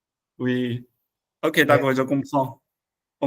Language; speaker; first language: French; non-native, learner; Chinese